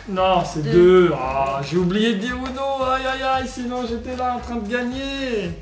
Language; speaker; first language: French; native; French